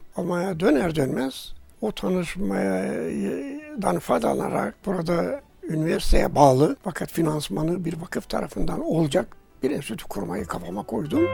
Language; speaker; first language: Turkish; native; Turkish